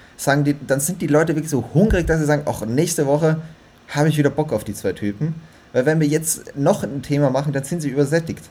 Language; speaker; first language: German; native; German